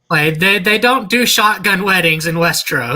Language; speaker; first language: English; native; English